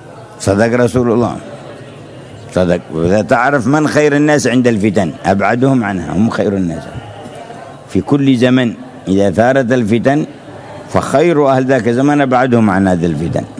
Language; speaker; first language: Arabic; native; Arabic